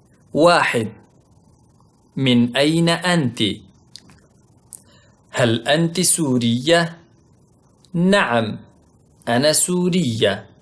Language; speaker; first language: Arabic; non-native, fluent; Pashto